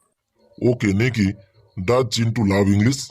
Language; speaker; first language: English; non-native, local second language; Bangla